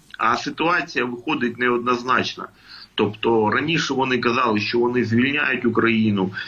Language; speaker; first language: Ukrainian; native; Ukrainian